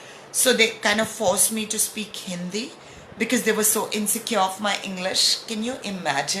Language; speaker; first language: English; non-native, local second language; Hindi